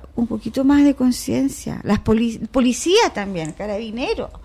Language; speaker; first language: Spanish; native; Spanish